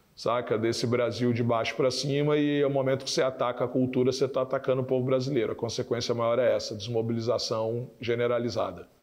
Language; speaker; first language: Portuguese; native; Portuguese